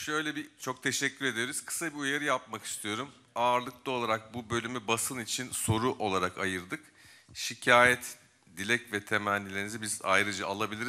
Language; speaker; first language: Turkish; native; Turkish